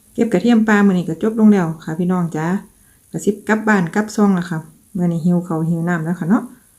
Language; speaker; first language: Thai; native; Thai